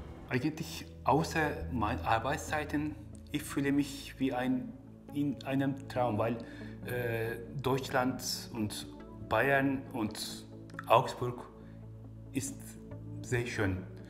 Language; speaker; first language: German; non-native, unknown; Turkish